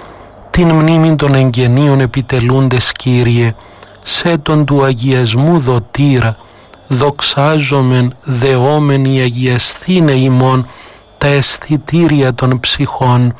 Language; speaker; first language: Greek; native; Greek